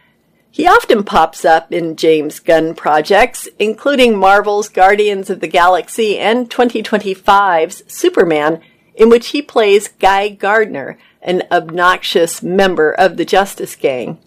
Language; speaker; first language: English; native; English